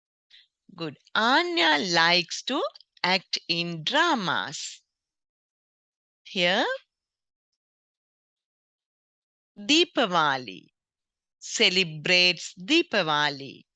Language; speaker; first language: English; non-native, local second language; Sinhala